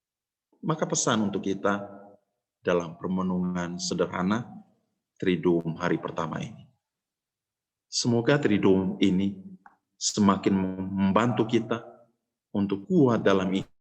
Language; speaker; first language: Indonesian; native; Indonesian